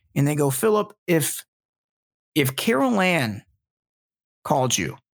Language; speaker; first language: English; native; English